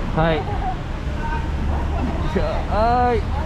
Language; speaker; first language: Japanese; non-native, learner; Filipino